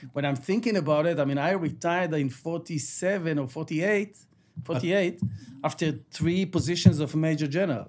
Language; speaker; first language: English; non-native, fluent; Ladino